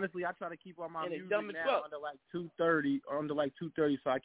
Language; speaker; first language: English; native; English